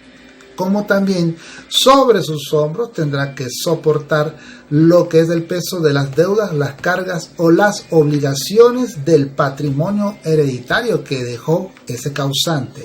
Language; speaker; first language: Spanish; native; Spanish